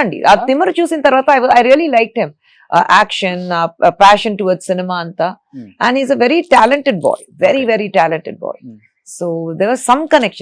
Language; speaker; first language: Telugu; non-native, fluent; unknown